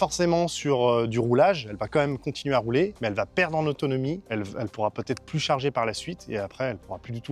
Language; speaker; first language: French; native; French